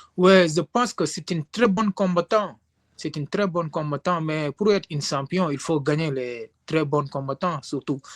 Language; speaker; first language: French; non-native, local second language; Wolof